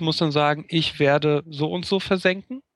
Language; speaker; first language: German; native; German